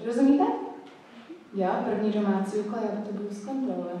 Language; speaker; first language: Czech; non-native, fluent; English